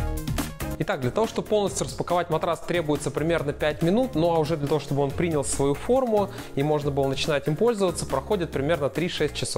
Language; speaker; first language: Russian; native; Russian